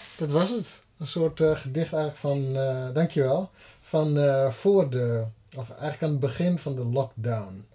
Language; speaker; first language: Dutch; non-native, local second language; Western Frisian